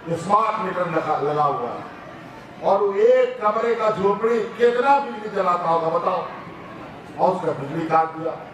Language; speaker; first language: Hindi; non-native, local second language; Santali